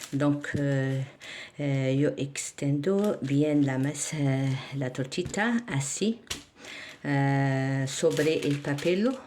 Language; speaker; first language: Spanish; non-native, learner; Arabic